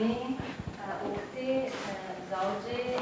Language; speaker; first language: Arabic; non-native, learner; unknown